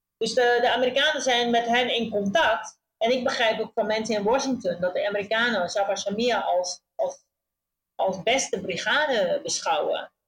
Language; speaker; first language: Dutch; native; Dutch